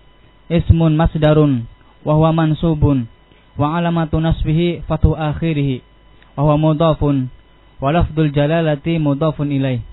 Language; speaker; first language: Arabic; non-native, learner; Indonesian